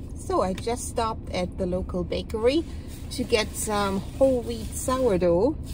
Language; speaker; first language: English; non-native, fluent; German